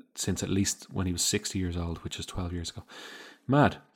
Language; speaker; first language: English; native; English